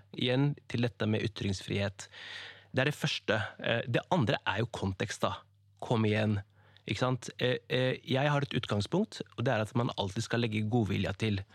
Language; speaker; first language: Norwegian; early bilingual, other home language; Kurdish